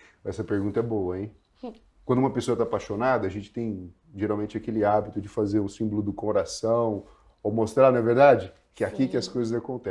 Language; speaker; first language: Portuguese; native; Portuguese